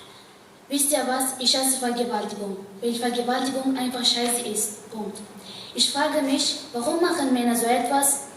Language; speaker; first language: German; non-native, learner; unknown